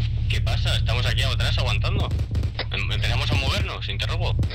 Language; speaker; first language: Spanish; native; Spanish